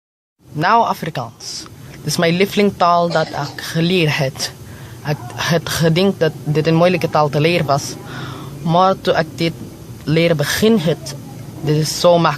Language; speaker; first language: Dutch; non-native, learner; Filipino